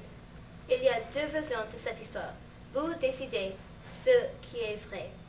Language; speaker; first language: French; non-native, learner; English